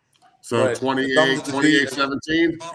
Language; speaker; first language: English; native; English